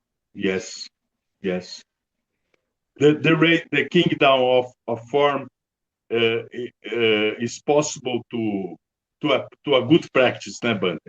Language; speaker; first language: English; non-native, learner; Portuguese